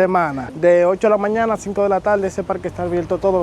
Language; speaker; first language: Spanish; native; Spanish